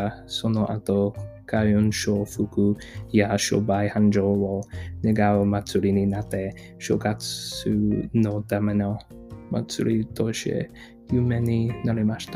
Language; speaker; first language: Japanese; non-native, learner; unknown